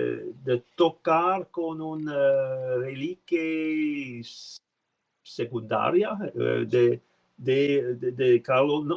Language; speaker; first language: Spanish; non-native, learner; French